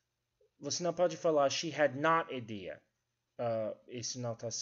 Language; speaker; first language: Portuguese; non-native, learner; English